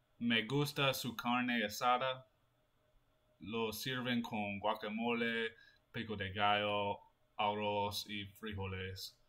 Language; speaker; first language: Spanish; non-native, learner; English